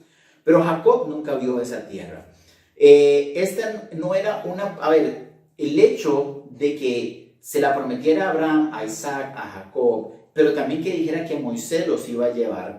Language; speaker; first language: Spanish; native; Spanish